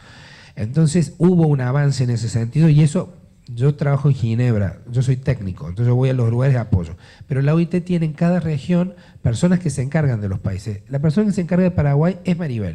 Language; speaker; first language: Spanish; native; Spanish